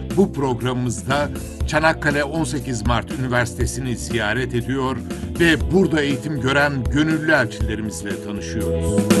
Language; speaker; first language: Turkish; native; Turkish